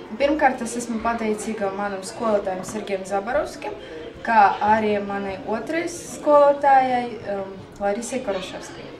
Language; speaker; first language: Latvian; non-native, local second language; Russian